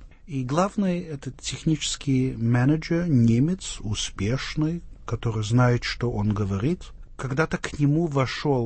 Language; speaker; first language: Russian; non-native, fluent; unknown